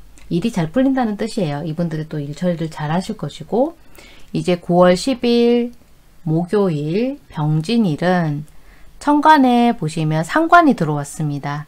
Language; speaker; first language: Korean; native; Korean